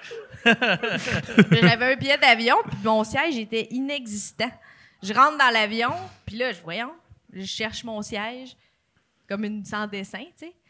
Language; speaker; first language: French; native; French